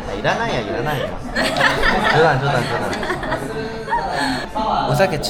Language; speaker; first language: Japanese; non-native, learner; Korean